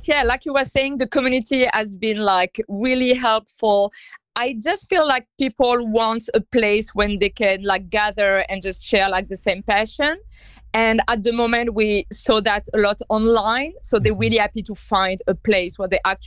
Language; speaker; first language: English; non-native, fluent; French